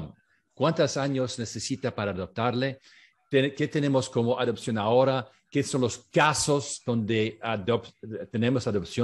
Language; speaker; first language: Spanish; non-native, fluent; French